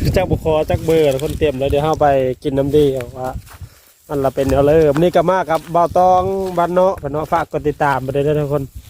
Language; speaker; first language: Thai; native; Thai